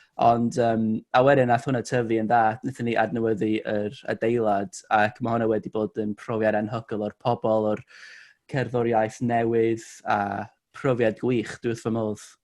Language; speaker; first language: Welsh; non-native, local second language; English